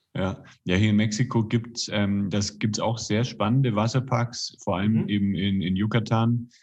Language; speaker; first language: German; native; German